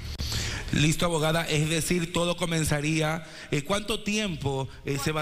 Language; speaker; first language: Spanish; native; Spanish